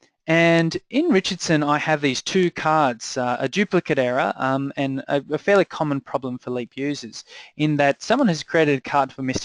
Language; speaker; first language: English; native; English